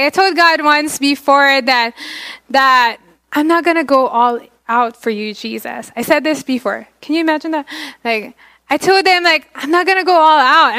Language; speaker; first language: English; non-native, local second language; Filipino